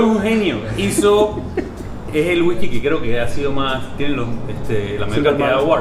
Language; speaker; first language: Spanish; native; Spanish